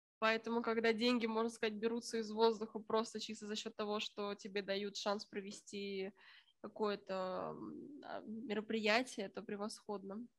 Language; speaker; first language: Russian; native; Russian